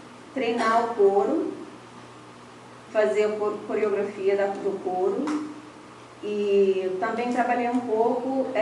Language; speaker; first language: Portuguese; non-native, fluent; English